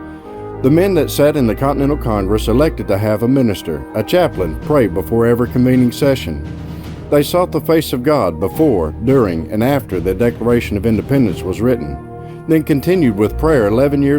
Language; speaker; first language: English; native; English